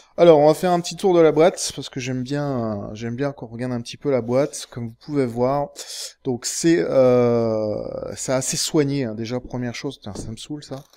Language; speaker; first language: French; native; French